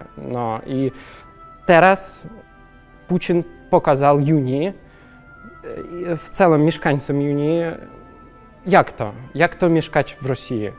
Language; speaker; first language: Polish; non-native, learner; Russian